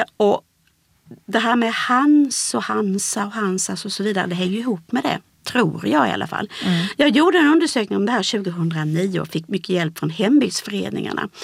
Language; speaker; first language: Swedish; native; Swedish